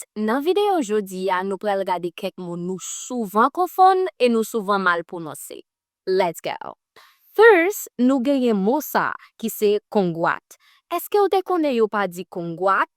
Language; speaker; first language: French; non-native, learner; Haitian Creole